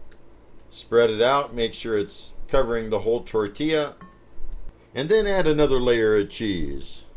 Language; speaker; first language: English; native; English